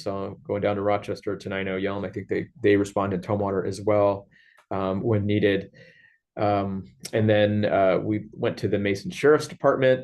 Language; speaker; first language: English; native; English